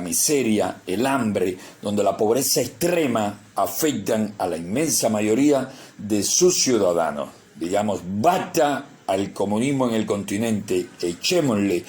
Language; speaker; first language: Spanish; native; Spanish